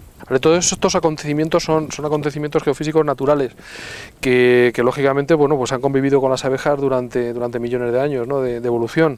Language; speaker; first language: Spanish; native; Spanish